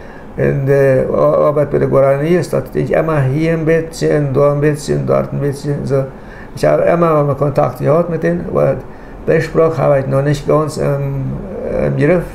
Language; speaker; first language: German; non-native, local second language; Low German